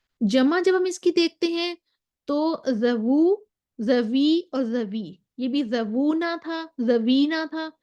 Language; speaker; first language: Urdu; native; Urdu